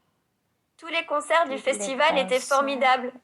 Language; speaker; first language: French; non-native, learner; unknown